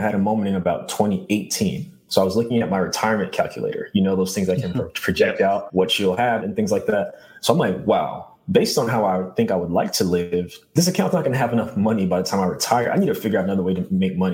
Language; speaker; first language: English; native; English